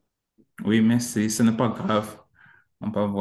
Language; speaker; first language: French; non-native, learner; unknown